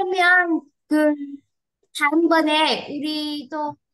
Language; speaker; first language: Korean; non-native, learner; Vietnamese